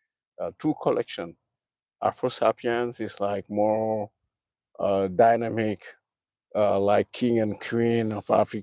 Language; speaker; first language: English; non-native, learner; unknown